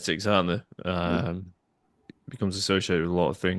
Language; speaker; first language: English; native; English